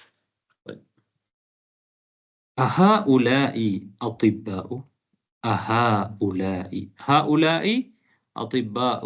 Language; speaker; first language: Arabic; non-native, fluent; Tamil